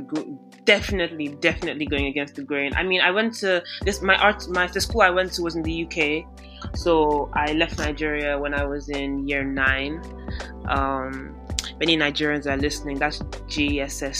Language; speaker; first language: English; non-native, local second language; Yoruba